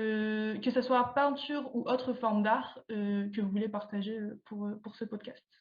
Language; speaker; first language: French; native; French